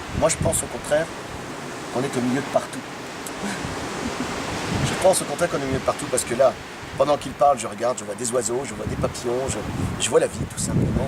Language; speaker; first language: French; native; French